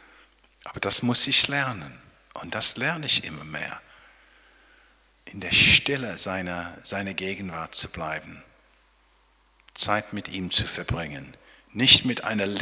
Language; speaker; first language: German; non-native, fluent; English